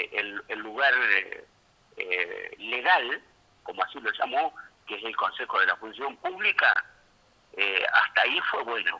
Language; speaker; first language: Spanish; native; Spanish